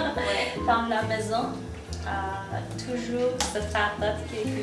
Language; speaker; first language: French; non-native, learner; Persian